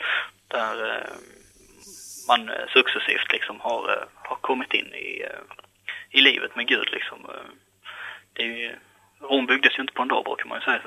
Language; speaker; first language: Swedish; native; Swedish